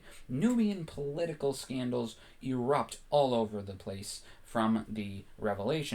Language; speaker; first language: English; native; English